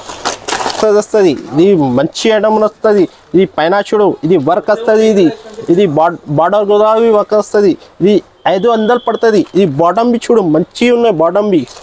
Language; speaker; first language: Telugu; non-native, local second language; Urdu